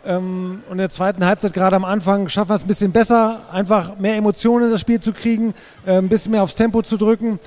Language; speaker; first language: German; native; German